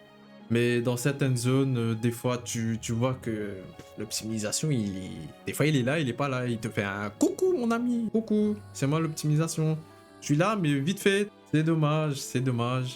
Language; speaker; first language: French; native; French